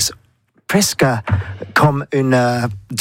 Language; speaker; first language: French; non-native, learner; English